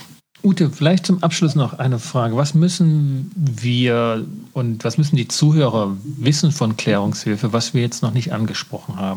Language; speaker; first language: German; native; German